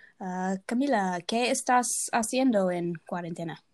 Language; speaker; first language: Spanish; non-native, learner; English